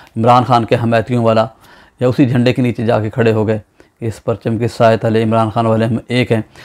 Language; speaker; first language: Urdu; native; Urdu